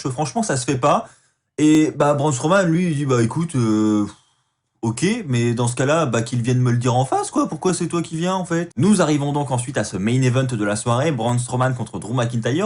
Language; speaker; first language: French; native; French